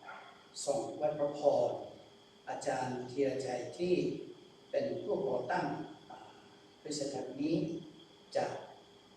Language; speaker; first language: Thai; non-native, local second language; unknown